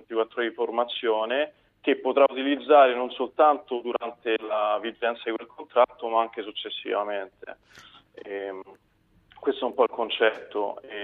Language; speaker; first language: Italian; native; Italian